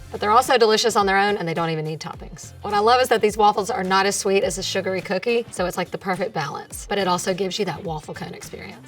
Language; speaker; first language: English; native; English